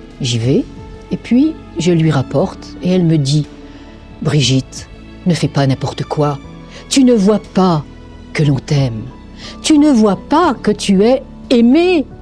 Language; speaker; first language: French; native; French